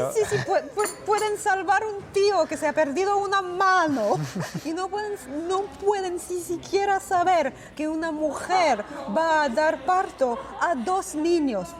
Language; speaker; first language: Spanish; non-native, fluent; French